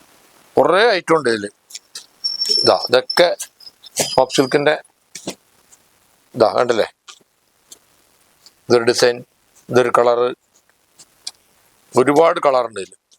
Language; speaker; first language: Malayalam; native; Malayalam